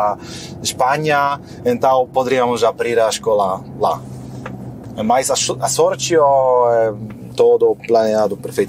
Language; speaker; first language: Portuguese; non-native, fluent; Polish